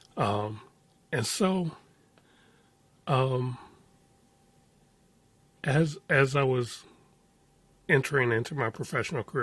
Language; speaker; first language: English; native; English